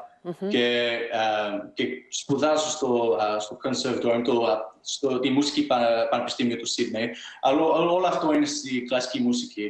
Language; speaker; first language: Greek; early bilingual, heritage; Greek